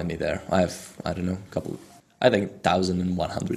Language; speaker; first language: English; non-native, fluent; Czech